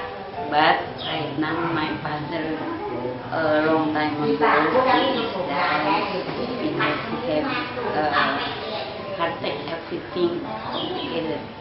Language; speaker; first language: English; non-native, learner; Indonesian